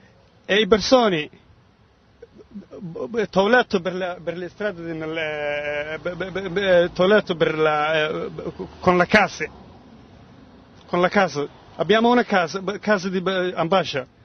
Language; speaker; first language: Italian; non-native, learner; Somali